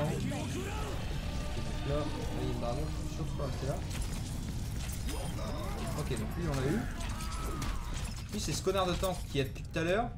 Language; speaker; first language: French; native; French